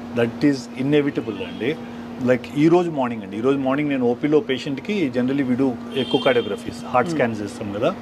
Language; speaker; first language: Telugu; native; Telugu